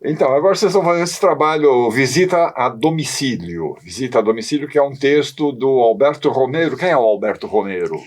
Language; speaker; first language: Portuguese; native; Portuguese